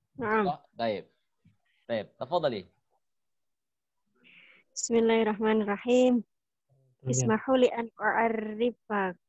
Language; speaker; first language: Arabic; non-native, learner; Indonesian